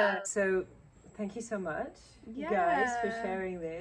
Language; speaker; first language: English; native; English